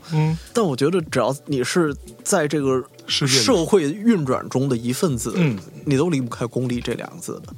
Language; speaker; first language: Chinese; native; Chinese